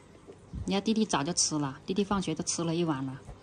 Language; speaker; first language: Chinese; native; Chinese